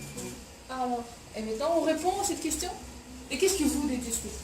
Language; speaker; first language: French; non-native, fluent; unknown